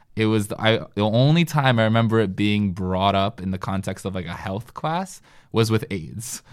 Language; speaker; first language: English; native; English